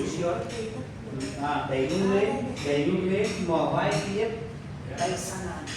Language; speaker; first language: Vietnamese; non-native, learner; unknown